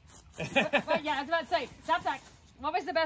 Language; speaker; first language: English; native; English